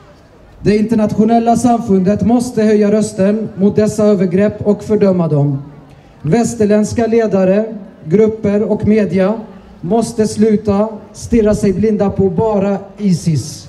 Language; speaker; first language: Swedish; early bilingual, other home language; Assyrian Neo-Aramaic